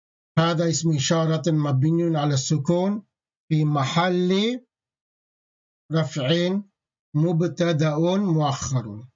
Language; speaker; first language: Arabic; non-native, fluent; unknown